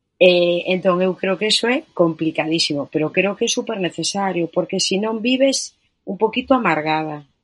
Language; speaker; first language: Galician; non-native, local second language; Spanish